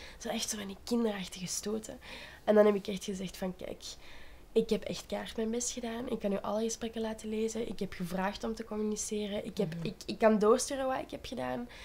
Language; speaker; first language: Dutch; native; Dutch